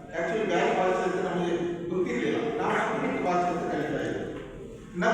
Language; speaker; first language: Kannada; non-native, local second language; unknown